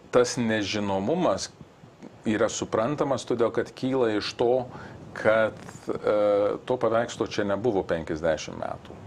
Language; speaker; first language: Lithuanian; early bilingual, heritage; Lithuanian